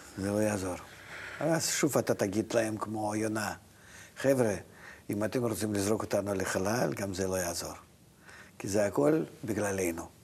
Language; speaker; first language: Hebrew; non-native, fluent; Russian